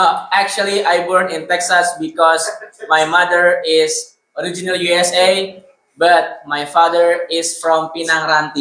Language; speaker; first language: English; non-native, learner; Indonesian